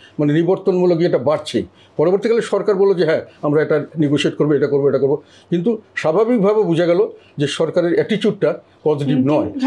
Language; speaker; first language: Bangla; native; Bangla